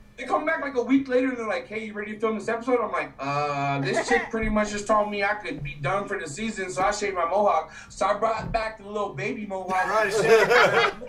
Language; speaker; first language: English; native; English